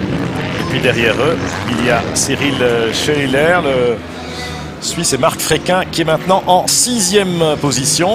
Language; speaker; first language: French; native; French